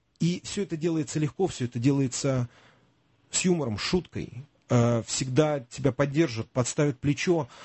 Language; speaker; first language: Russian; native; Russian